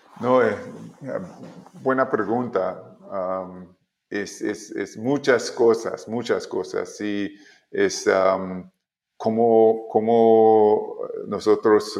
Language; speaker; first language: Spanish; non-native, learner; English